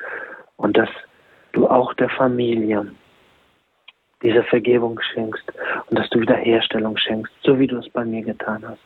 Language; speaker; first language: German; native; German